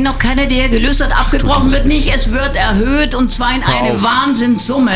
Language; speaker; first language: German; native; German